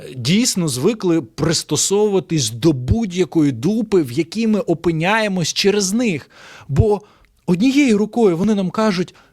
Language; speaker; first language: Ukrainian; non-native, local second language; Russian